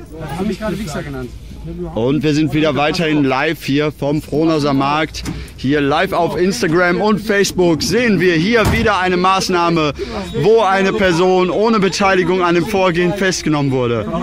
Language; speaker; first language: German; native; German